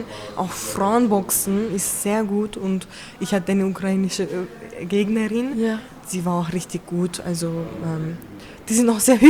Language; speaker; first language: German; early bilingual, other home language; Turkish